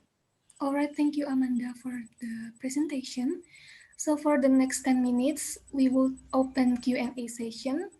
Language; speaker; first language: English; non-native, learner; Indonesian